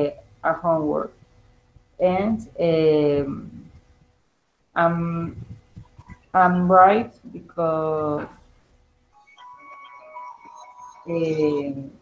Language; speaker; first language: English; non-native, learner; Spanish